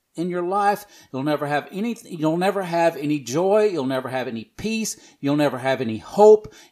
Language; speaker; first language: English; native; English